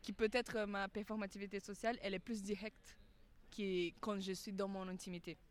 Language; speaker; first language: French; non-native, fluent; Portuguese